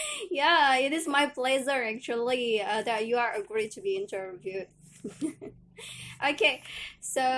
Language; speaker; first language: English; non-native, learner; Indonesian